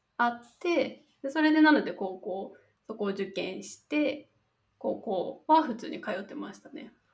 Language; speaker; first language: Japanese; native; Japanese